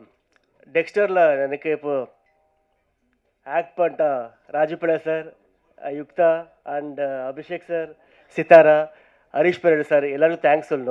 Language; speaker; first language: Tamil; non-native, learner; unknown